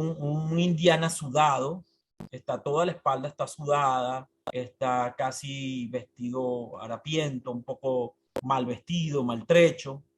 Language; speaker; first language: Spanish; native; Spanish